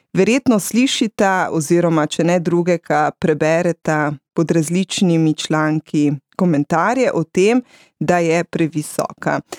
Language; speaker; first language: Slovenian; native; Slovenian